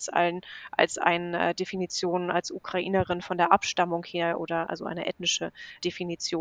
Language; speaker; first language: German; native; German